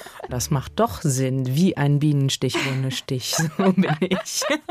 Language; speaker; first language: German; native; German